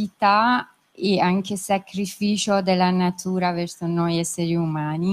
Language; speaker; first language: Italian; non-native, fluent; Persian